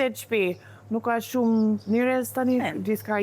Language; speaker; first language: Albanian; non-native, learner; English